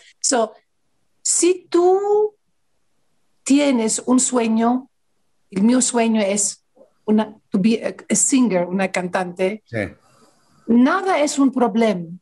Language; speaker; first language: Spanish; non-native, learner; Greek